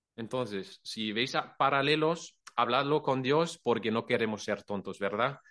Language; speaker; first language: Spanish; non-native, fluent; German